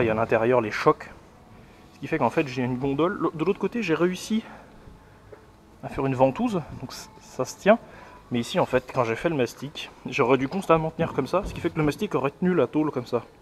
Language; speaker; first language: French; native; French